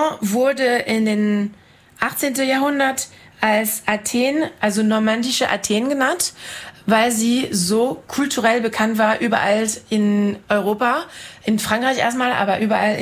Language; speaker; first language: German; non-native, fluent; French